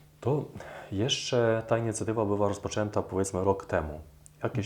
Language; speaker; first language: Polish; non-native, fluent; Ukrainian